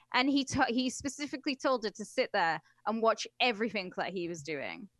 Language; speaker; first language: English; native; English